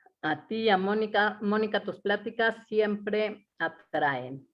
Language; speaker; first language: Spanish; native; Spanish